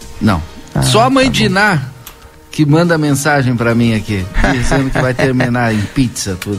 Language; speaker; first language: Portuguese; native; Portuguese